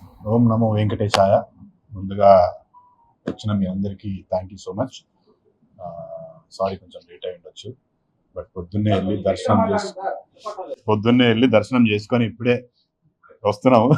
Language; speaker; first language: Telugu; native; Telugu